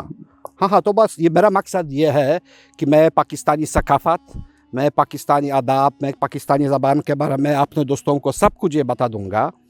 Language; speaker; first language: Hindi; non-native, fluent; Polish